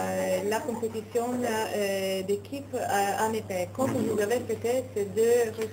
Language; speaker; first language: French; non-native, fluent; Russian